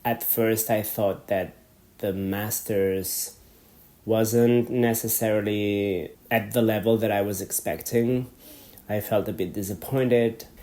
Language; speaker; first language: English; non-native, fluent; Catalan